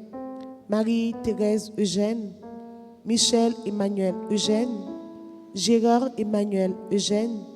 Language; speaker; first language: French; non-native, local second language; Haitian Creole